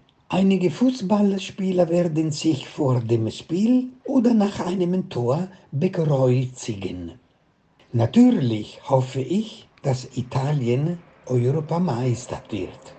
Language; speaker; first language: German; non-native, fluent; Italian